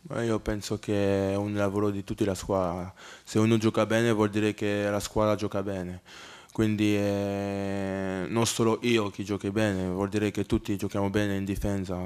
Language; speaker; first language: Italian; non-native, learner; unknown